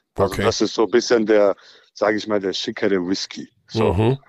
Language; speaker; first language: German; native; German